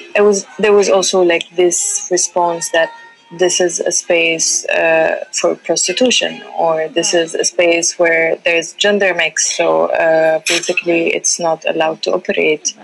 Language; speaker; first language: English; non-native, fluent; Central Atlas Tamazight